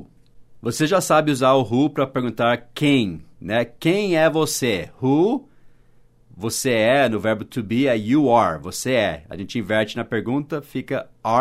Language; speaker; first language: Portuguese; non-native, fluent; English